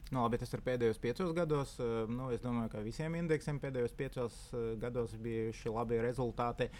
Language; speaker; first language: Latvian; non-native, local second language; Russian